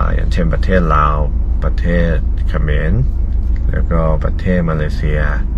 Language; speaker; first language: Thai; non-native, fluent; Chinese